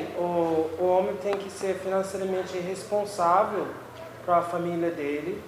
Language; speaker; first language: Portuguese; non-native, fluent; English